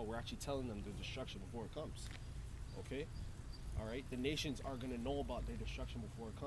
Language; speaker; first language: English; native; English